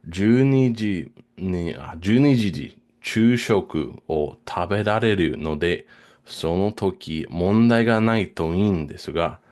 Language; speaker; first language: Japanese; non-native, fluent; English